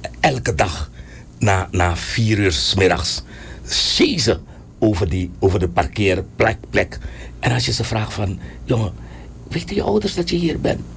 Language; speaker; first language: Dutch; native; Dutch